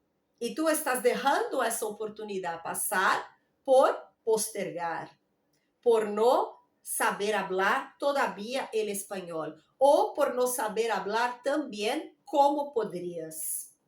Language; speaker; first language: Spanish; non-native, fluent; Portuguese